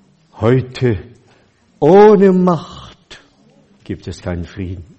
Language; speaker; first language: German; non-native, fluent; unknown